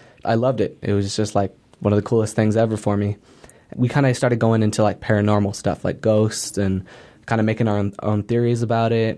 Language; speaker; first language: English; native; English